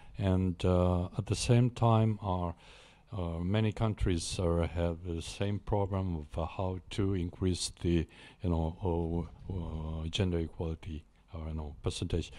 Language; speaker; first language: English; non-native, fluent; Japanese